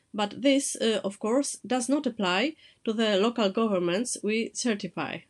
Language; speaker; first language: English; non-native, fluent; Polish